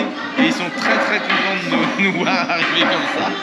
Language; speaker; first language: French; native; French